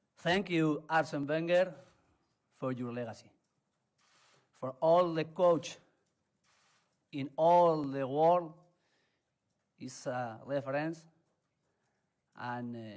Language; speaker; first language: English; non-native, learner; Spanish